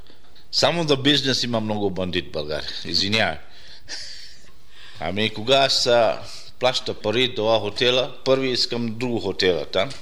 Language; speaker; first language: Bulgarian; non-native, learner; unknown